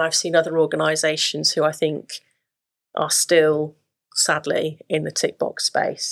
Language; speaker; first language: English; native; English